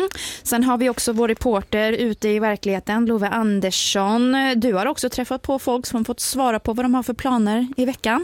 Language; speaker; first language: Swedish; native; Swedish